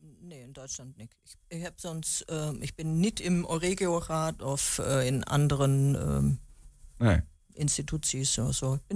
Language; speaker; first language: Dutch; non-native, learner; German